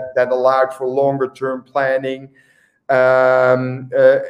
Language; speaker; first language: English; non-native, fluent; Dutch